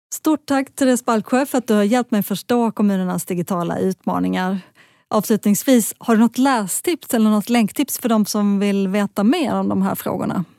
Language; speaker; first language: Swedish; native; Swedish